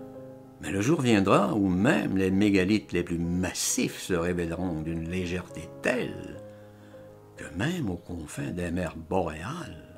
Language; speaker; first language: French; native; French